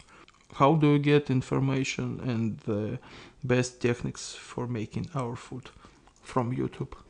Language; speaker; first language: English; non-native, learner; Russian